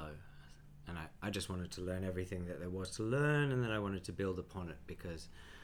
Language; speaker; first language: English; native; English